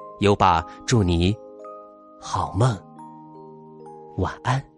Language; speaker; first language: Chinese; native; Chinese